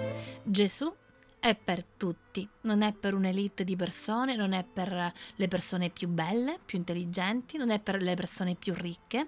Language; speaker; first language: Italian; native; Italian